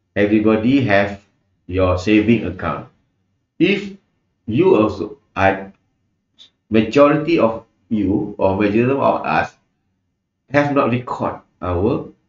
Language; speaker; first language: English; non-native, local second language; Malay